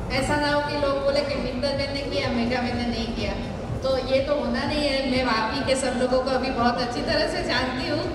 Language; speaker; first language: Hindi; non-native, local second language; Gujarati